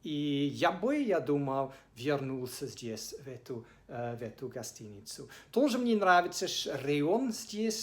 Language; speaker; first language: Russian; non-native, fluent; English